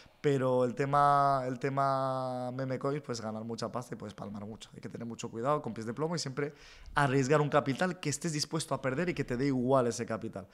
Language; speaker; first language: Spanish; native; Spanish